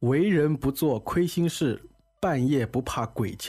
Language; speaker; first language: Chinese; native; Chinese